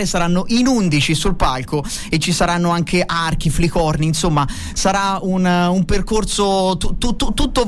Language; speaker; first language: Italian; native; Italian